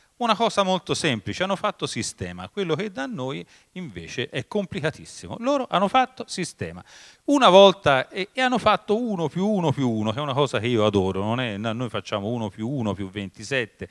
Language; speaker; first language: Italian; native; Italian